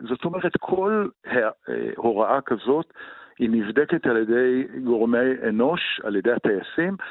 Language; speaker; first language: Hebrew; native; Hebrew